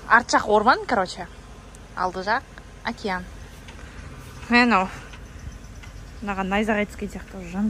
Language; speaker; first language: Kazakh; native; Kazakh